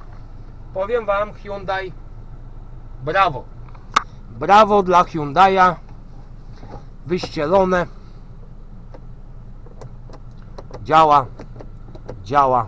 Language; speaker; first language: Polish; native; Polish